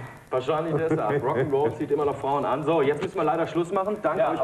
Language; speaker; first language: German; native; German